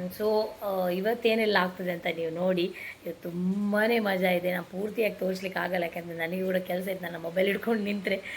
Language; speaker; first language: Kannada; non-native, local second language; Tulu